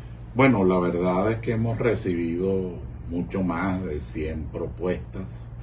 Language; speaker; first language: Spanish; native; Spanish